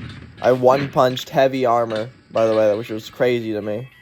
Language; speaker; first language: English; native; English